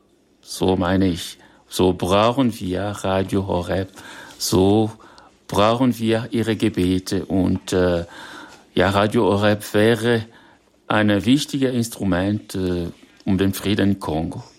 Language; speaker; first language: German; non-native, fluent; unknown